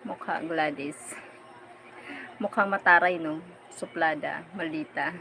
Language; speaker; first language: Filipino; non-native, local second language; Bikol